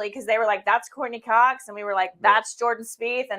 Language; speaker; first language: English; native; English